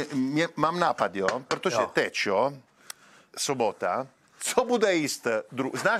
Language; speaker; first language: Czech; non-native, learner; Italian